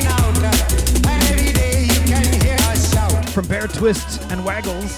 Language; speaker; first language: English; native; English